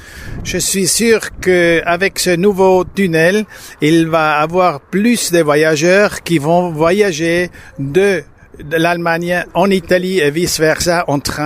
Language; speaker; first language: French; non-native, local second language; German